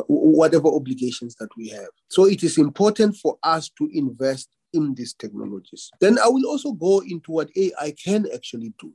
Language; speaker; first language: English; non-native, local second language; Venda